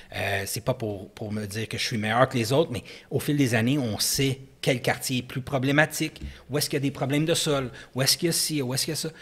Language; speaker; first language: French; native; French